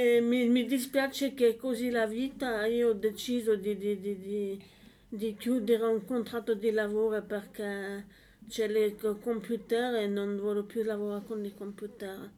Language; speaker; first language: Italian; non-native, learner; French